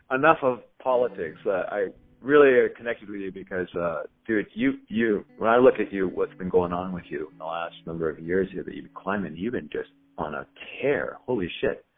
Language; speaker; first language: English; native; English